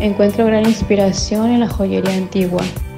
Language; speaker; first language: Spanish; native; Spanish